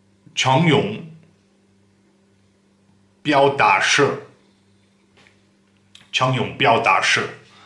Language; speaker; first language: Chinese; non-native, fluent; Dutch